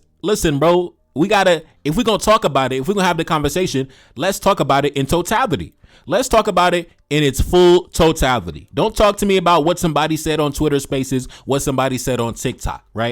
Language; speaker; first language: English; native; English